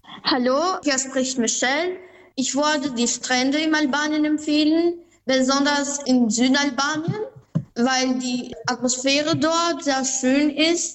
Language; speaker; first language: German; non-native, fluent; Albanian